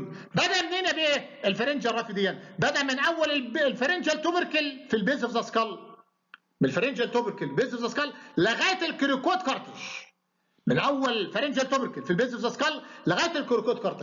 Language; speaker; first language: Arabic; native; Arabic